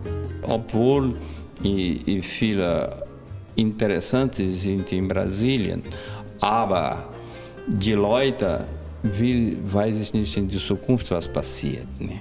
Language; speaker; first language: German; non-native, fluent; Portuguese